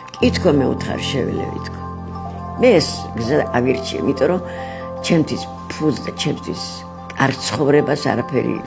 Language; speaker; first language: Georgian; native; Georgian